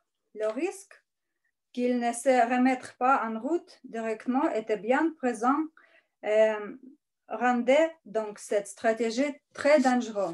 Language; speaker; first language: French; non-native, learner; Russian